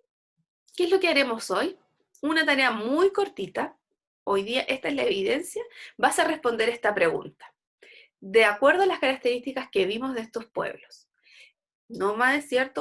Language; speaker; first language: Spanish; native; Spanish